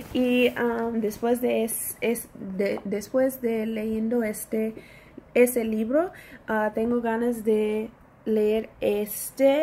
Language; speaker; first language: Spanish; non-native, learner; English